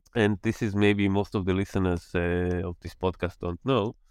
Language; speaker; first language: English; non-native, fluent; Hebrew